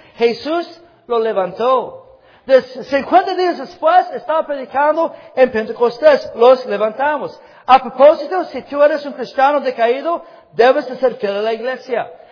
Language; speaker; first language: Spanish; non-native, fluent; English